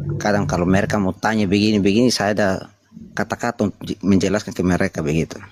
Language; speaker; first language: Indonesian; non-native, local second language; Tetum